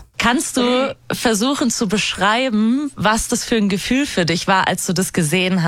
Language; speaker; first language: German; native; German